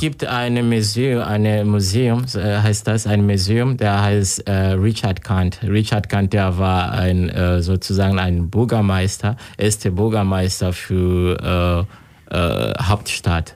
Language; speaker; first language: German; non-native, learner; Kinyarwanda